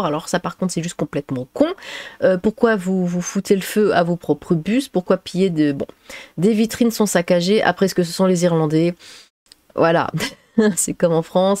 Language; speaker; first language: French; native; French